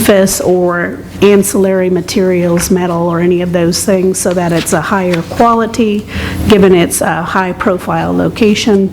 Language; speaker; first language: English; native; English